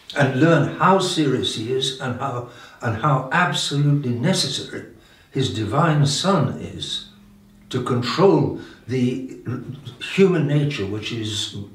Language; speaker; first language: English; native; English